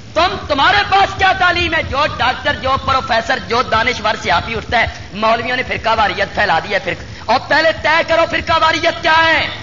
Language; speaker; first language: Urdu; non-native, local second language; Punjabi